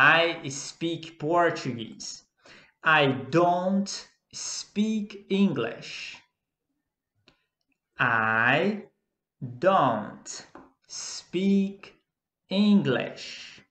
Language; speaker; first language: English; non-native, fluent; Portuguese